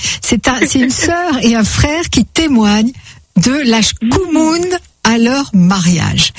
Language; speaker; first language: French; native; French